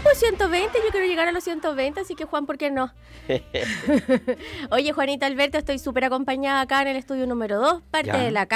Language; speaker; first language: Spanish; native; Spanish